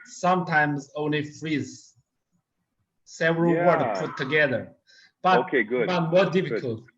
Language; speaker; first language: English; non-native, learner; Chinese